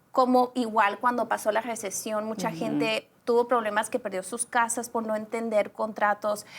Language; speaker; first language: Spanish; early bilingual, other home language; English